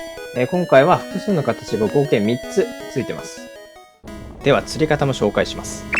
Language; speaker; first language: Japanese; native; Japanese